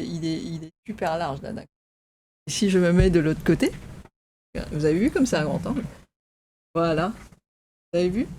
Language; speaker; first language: French; native; French